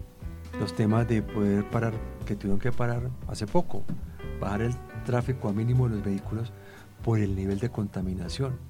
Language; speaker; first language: Spanish; native; Spanish